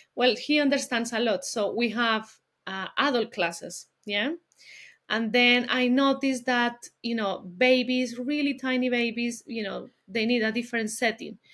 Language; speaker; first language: English; non-native, fluent; Spanish